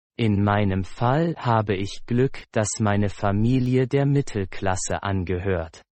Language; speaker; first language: German; non-native, fluent; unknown